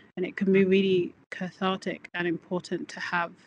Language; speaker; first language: English; native; English